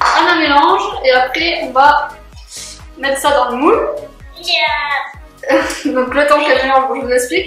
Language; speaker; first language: French; native; French